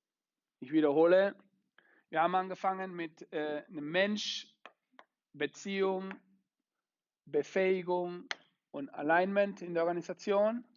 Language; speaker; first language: German; non-native, fluent; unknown